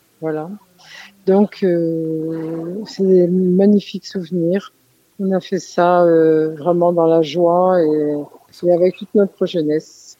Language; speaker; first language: French; native; French